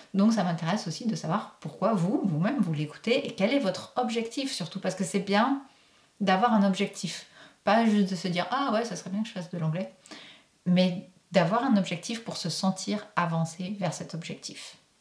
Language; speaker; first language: French; native; French